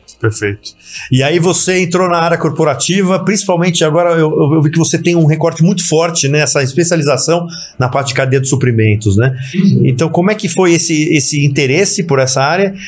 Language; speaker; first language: Portuguese; native; Portuguese